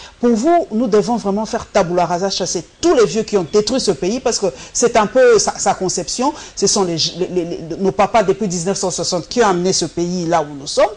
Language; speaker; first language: French; non-native, local second language; Lingala